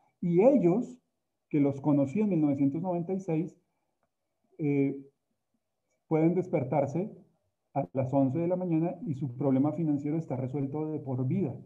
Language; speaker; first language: Spanish; native; Spanish